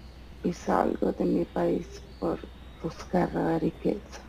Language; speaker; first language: Spanish; non-native, fluent; Italian